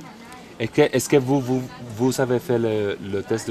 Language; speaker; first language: French; non-native, fluent; Spanish